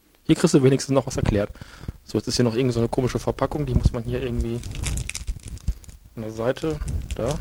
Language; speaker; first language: German; native; German